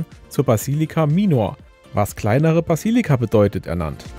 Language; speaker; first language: German; native; German